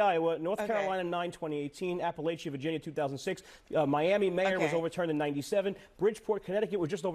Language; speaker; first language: English; native; English